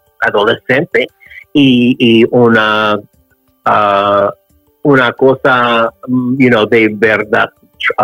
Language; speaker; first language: Spanish; non-native, learner; English